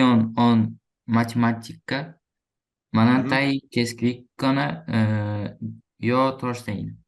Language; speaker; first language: Finnish; non-native, learner; Uzbek